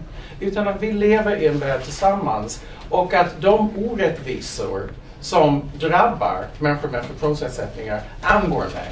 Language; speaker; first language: Swedish; non-native, fluent; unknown